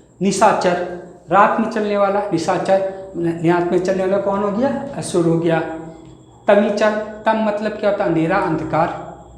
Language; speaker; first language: Hindi; native; Hindi